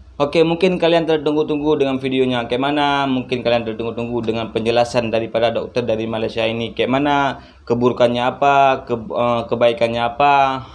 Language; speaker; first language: Malay; native; Malay